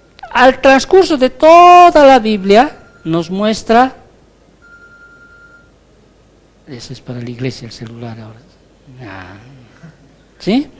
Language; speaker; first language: Spanish; native; Spanish